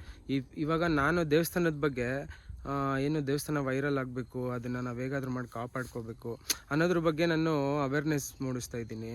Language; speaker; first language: Kannada; native; Kannada